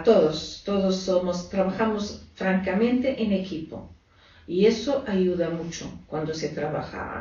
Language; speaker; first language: Spanish; non-native, fluent; Arabic